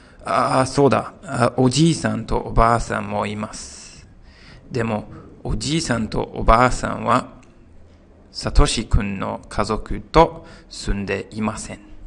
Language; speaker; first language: Japanese; non-native, fluent; English